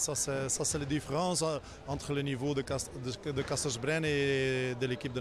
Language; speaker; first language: French; non-native, fluent; Dutch